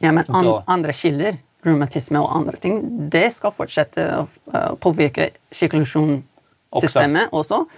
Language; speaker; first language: Swedish; non-native, learner; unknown